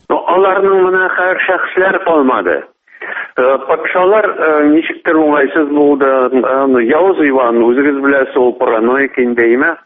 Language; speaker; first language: Tatar; native; Tatar